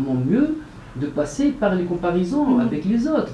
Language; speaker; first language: French; non-native, local second language; Arabic